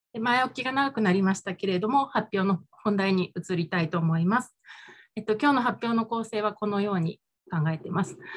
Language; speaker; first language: Japanese; native; Japanese